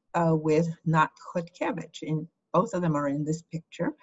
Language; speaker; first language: English; early bilingual, other home language; Ukrainian